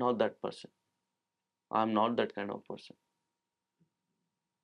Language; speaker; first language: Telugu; non-native, local second language; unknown